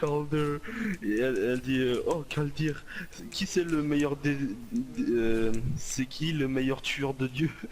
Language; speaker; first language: French; native; French